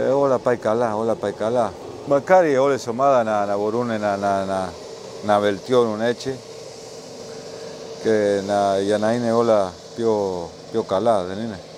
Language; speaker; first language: Greek; non-native, learner; Spanish